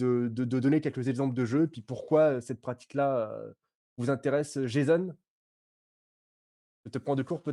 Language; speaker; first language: French; native; French